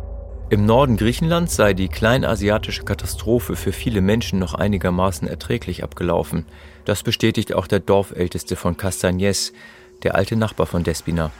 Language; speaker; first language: German; native; German